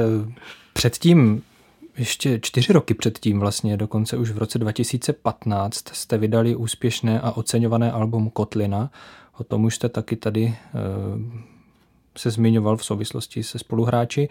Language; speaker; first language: Czech; native; Czech